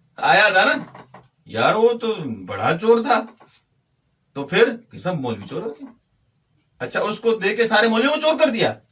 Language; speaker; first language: Urdu; non-native, local second language; Sindhi